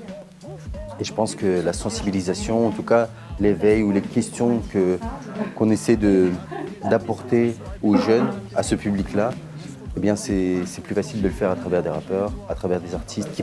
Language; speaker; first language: French; native; French